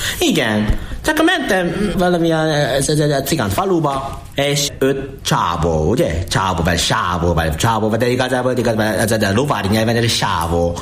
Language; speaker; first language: Hungarian; non-native, learner; Korean